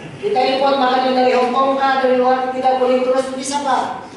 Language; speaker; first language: Malay; native; Malay